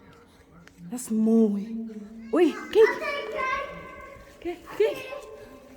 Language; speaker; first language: Dutch; non-native, learner; Filipino